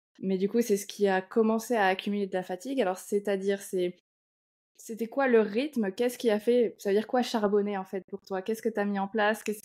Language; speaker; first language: French; native; French